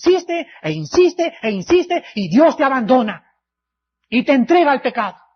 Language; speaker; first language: Spanish; native; Spanish